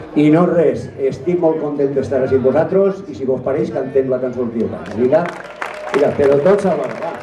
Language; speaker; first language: Catalan; non-native, local second language; Spanish